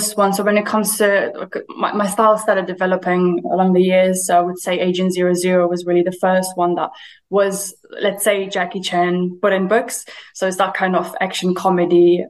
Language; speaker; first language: English; early bilingual, other home language; German